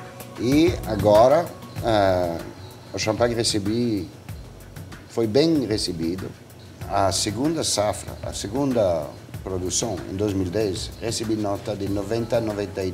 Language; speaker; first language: Portuguese; non-native, fluent; French